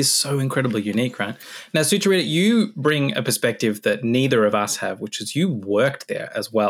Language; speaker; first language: English; native; English